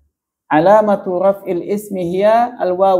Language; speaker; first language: Arabic; non-native, learner; Indonesian